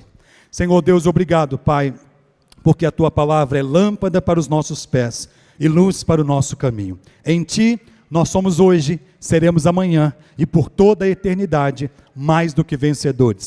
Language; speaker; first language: Portuguese; native; Portuguese